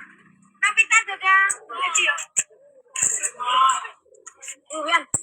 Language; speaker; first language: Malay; non-native, local second language; Javanese